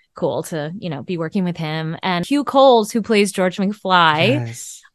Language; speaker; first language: English; native; English